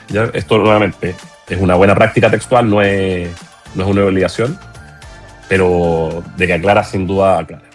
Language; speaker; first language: Spanish; native; Spanish